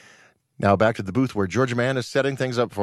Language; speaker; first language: English; native; English